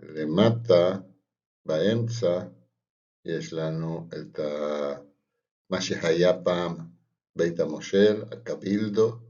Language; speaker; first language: Hebrew; non-native, fluent; Spanish